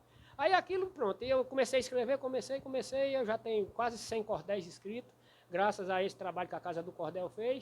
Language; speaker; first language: Portuguese; native; Portuguese